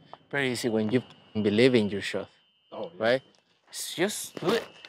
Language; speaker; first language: English; non-native, learner; Spanish